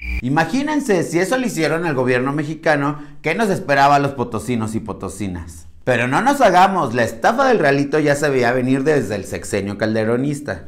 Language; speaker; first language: Spanish; native; Spanish